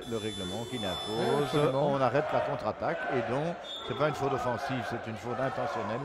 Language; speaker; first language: French; native; French